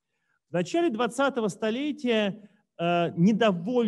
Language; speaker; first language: Russian; native; Russian